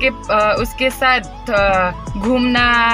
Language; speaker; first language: Hindi; non-native, learner; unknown